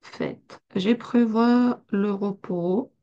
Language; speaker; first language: French; non-native, fluent; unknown